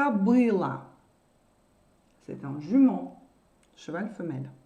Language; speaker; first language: French; non-native, fluent; Russian